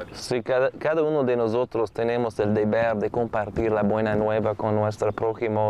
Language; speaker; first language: Spanish; non-native, fluent; English